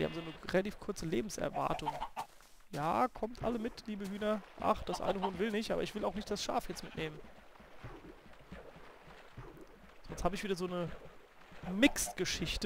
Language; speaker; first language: German; native; German